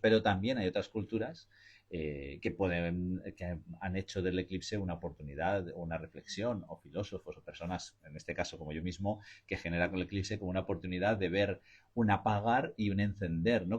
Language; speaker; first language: Spanish; native; Spanish